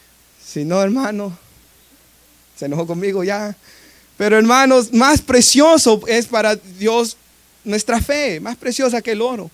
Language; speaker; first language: Spanish; native; Spanish